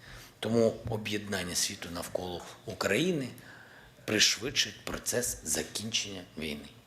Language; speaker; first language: Ukrainian; non-native, local second language; Russian